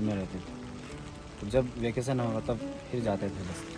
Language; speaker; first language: Hindi; non-native, local second language; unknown